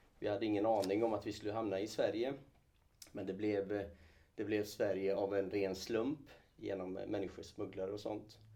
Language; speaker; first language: Swedish; early bilingual, other home language; Kurdish